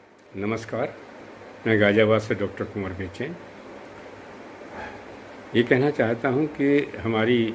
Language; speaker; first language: Hindi; native; Hindi